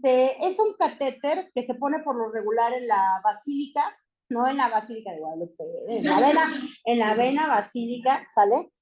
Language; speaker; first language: Spanish; native; Spanish